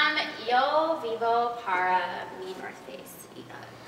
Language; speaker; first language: Spanish; non-native, learner; English